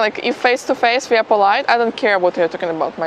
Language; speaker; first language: English; non-native, fluent; Ukrainian